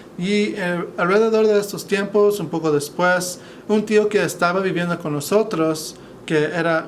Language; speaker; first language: Spanish; non-native, fluent; English